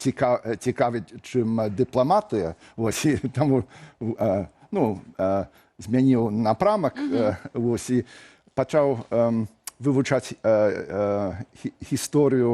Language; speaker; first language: Belarusian; non-native, fluent; English